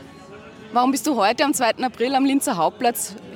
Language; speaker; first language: German; native; German